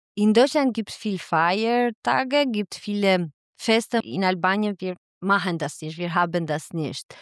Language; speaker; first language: German; non-native, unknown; Albanian